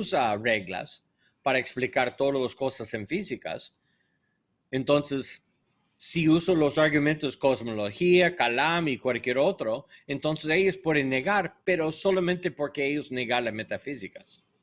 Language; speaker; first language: Spanish; non-native, learner; English